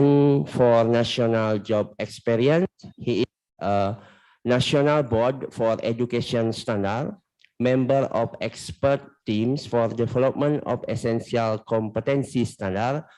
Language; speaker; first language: English; non-native, learner; Indonesian